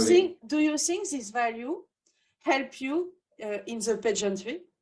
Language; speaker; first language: English; non-native, learner; French